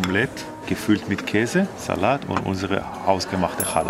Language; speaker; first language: German; non-native, fluent; Hebrew